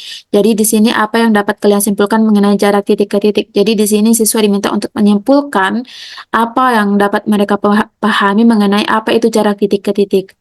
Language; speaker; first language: Indonesian; native; Indonesian